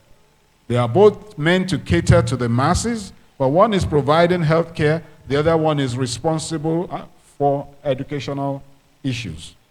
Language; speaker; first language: English; non-native, local second language; Yoruba